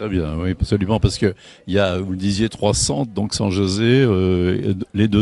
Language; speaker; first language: French; native; French